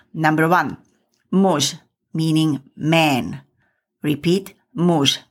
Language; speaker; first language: English; non-native, fluent; Slovak